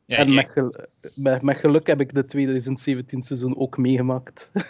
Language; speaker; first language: Dutch; early bilingual, other home language; English